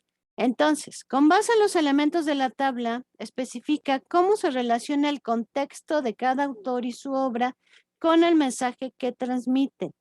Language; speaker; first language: Spanish; native; Spanish